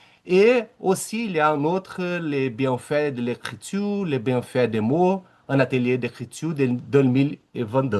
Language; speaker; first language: French; non-native, learner; Portuguese